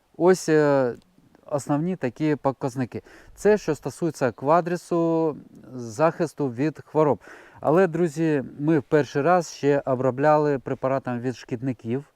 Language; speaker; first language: Ukrainian; non-native, local second language; Russian